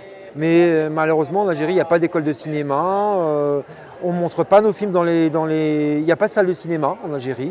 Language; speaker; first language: French; non-native, local second language; Arabic